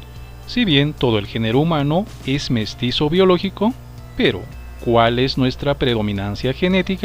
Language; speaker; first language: Spanish; native; Spanish